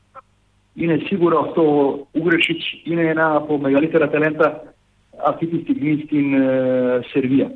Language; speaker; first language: Greek; non-native, fluent; Serbian